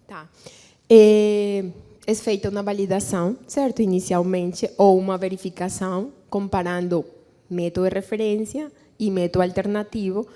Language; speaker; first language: Portuguese; non-native, fluent; Spanish